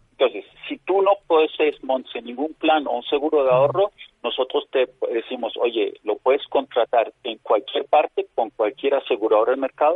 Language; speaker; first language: Spanish; non-native, fluent; German